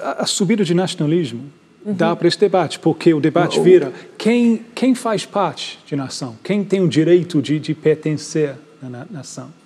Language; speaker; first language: Portuguese; non-native, fluent; English